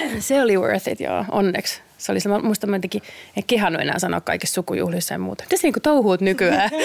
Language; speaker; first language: Finnish; native; Finnish